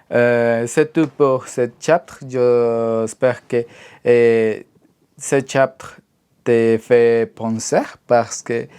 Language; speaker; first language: French; non-native, learner; Spanish